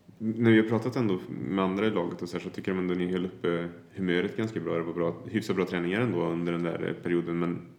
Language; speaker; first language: Swedish; native; Swedish